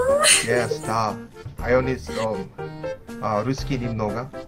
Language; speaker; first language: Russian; non-native, learner; Korean